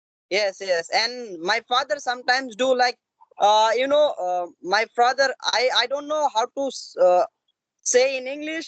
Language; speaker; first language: English; non-native, learner; Assamese